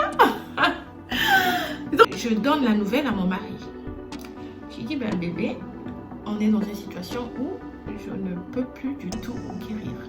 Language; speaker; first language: French; non-native, local second language; Lingala